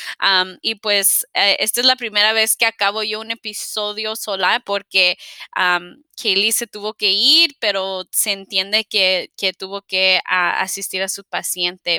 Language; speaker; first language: Spanish; early bilingual, heritage; Spanish